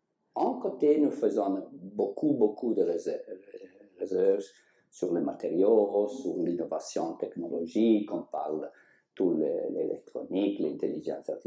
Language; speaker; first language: French; non-native, learner; Italian